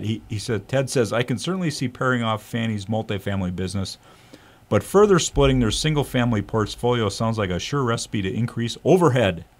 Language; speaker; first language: English; native; English